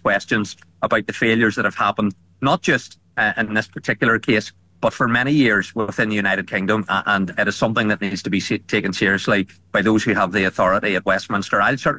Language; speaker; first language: English; native; English